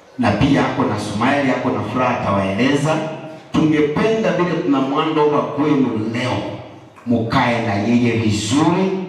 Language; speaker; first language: Swahili; non-native, local second language; Gusii